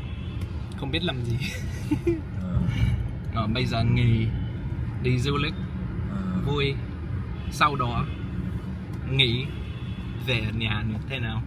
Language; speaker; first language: Vietnamese; non-native, learner; English